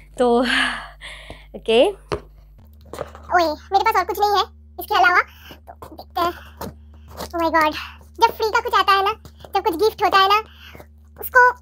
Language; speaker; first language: Hindi; non-native, local second language; Bangla